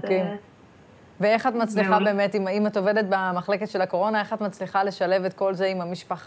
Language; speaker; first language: Hebrew; native; Hebrew